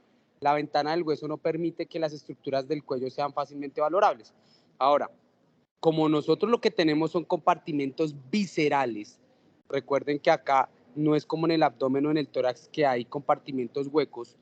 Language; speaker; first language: Spanish; native; Spanish